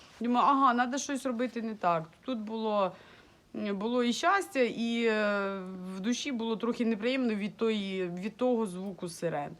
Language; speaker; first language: Ukrainian; non-native, local second language; Russian